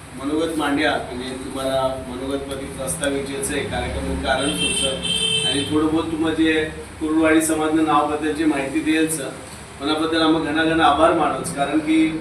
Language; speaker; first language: Marathi; non-native, local second language; Rajasthani